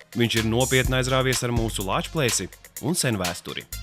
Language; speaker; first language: Latvian; native; Latvian